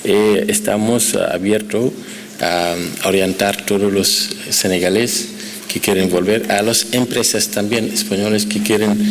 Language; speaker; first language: Spanish; non-native, fluent; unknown